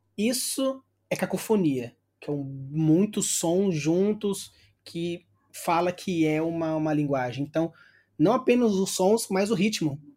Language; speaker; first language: Portuguese; native; Portuguese